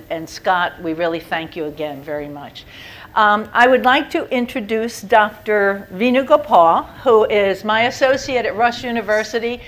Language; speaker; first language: English; native; English